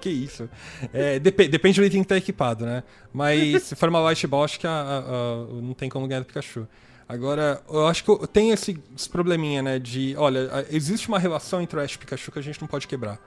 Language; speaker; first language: Portuguese; native; Portuguese